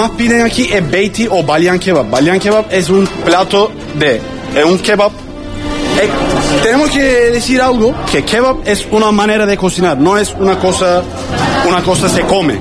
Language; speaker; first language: Spanish; non-native, learner; Turkish